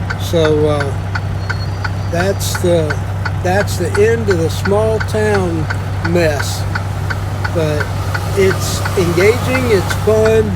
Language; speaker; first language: English; native; English